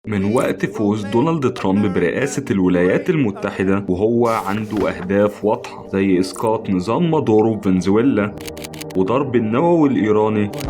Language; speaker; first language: Arabic; native; Arabic